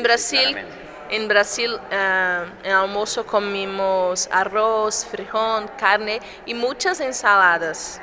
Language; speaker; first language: Spanish; non-native, fluent; Portuguese